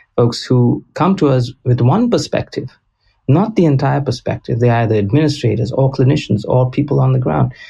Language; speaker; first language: English; non-native, local second language; Konkani